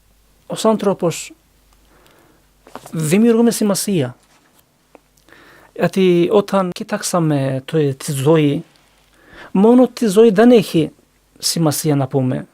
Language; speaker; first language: Greek; non-native, learner; Turkish